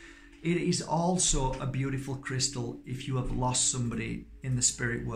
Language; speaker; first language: English; native; English